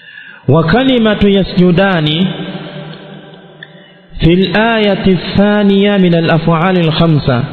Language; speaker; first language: Arabic; non-native, fluent; Swahili